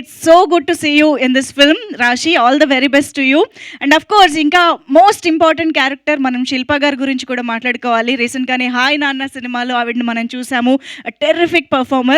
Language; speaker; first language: Telugu; native; Telugu